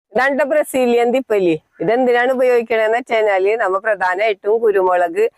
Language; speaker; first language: Malayalam; native; Malayalam